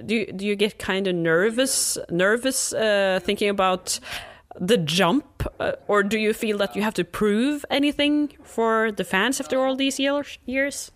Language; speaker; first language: English; non-native, fluent; Norwegian